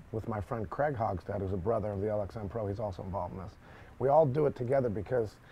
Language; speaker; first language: English; native; English